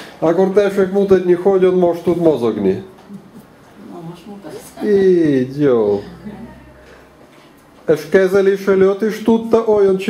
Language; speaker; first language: Hungarian; non-native, learner; Russian